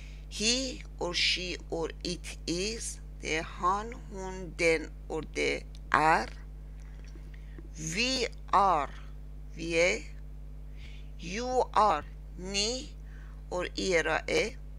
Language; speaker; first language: Swedish; non-native, fluent; Persian